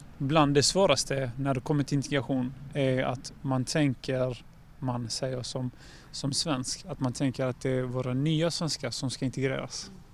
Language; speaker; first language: Swedish; native; Swedish